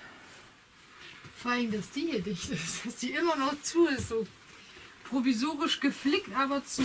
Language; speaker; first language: German; native; German